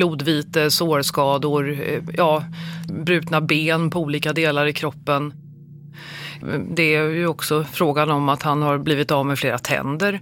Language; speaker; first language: Swedish; native; Swedish